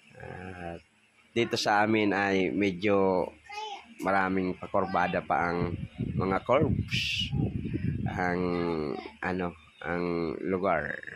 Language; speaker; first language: Filipino; non-native, local second language; Bikol